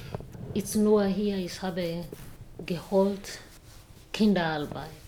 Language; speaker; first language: German; non-native, learner; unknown